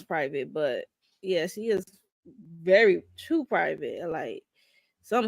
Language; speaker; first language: English; native; English